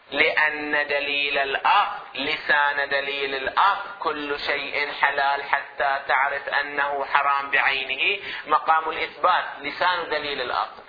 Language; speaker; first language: Arabic; native; Arabic